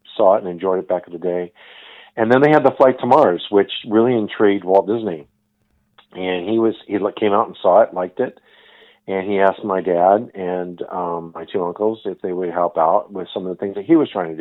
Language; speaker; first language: English; native; English